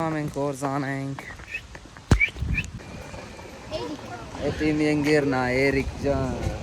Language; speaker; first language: Armenian; non-native, learner; Hindi